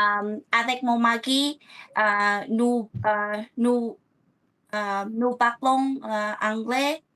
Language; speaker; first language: French; non-native, learner; Vietnamese